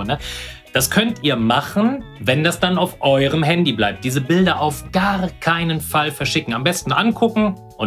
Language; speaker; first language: German; native; German